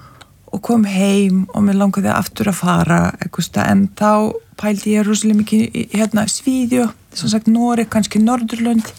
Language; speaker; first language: Icelandic; non-native, fluent; Lithuanian